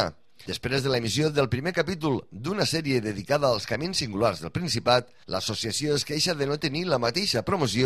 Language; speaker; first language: Catalan; native; Catalan